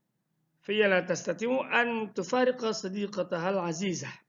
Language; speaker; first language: Arabic; non-native, fluent; Indonesian